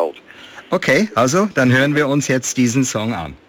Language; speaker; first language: German; native; German